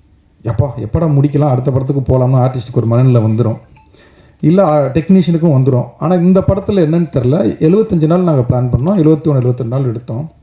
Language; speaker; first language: Tamil; native; Tamil